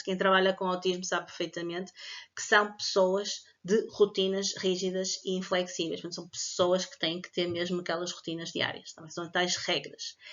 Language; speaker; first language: Portuguese; native; Portuguese